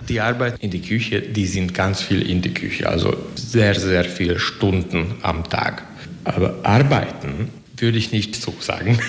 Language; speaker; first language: German; non-native, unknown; Hungarian